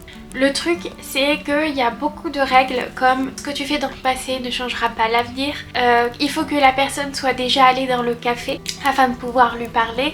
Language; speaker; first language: French; native; French